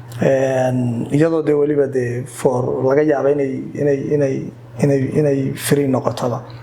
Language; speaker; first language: Somali; native; Somali